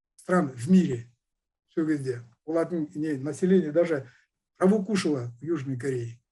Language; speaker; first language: Russian; non-native, local second language; Kazakh